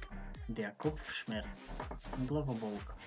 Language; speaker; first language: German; non-native, fluent; Macedonian